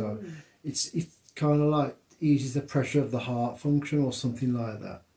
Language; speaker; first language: English; native; English